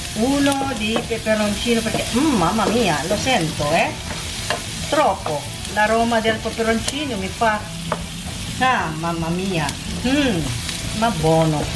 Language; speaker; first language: Italian; non-native, local second language; Filipino